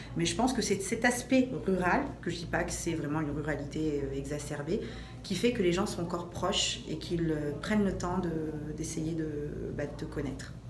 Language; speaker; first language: French; native; French